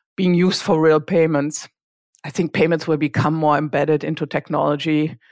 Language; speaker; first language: English; non-native, fluent; German